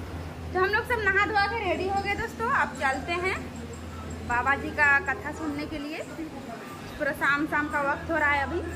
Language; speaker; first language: Hindi; native; Hindi